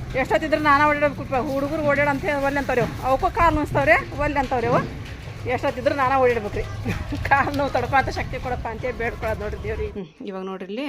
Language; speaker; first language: Kannada; non-native, local second language; Urdu